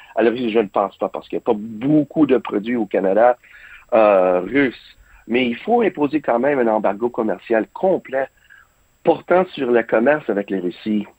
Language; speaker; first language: French; early bilingual, other home language; Ukrainian